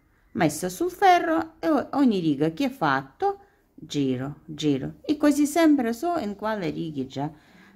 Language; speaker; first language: Italian; non-native, learner; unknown